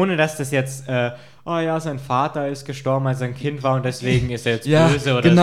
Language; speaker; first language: German; native; German